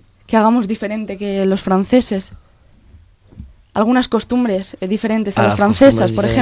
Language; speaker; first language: Spanish; native; Spanish